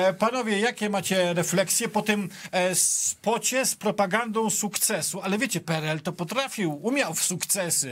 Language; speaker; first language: Polish; native; Polish